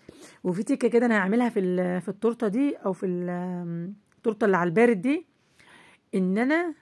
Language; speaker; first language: Arabic; native; Arabic